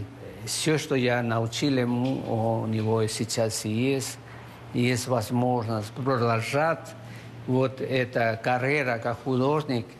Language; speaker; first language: Russian; non-native, learner; Spanish